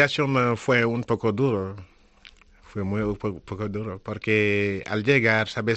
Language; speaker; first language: Spanish; non-native, learner; Wolof